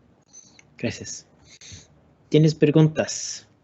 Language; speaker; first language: Spanish; non-native, learner; English